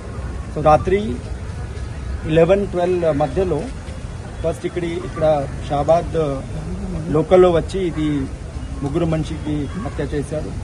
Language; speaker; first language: Telugu; non-native, learner; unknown